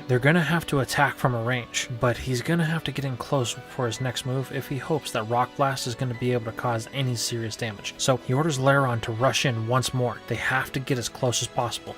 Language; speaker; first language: English; native; English